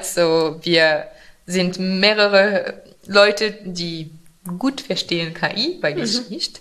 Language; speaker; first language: German; non-native, fluent; French